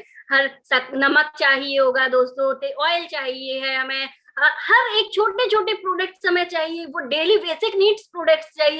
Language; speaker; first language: Hindi; native; Hindi